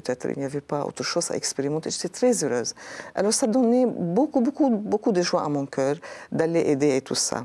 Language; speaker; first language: French; non-native, local second language; Arabic